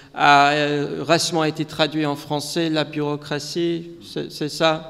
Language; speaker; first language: French; non-native, learner; English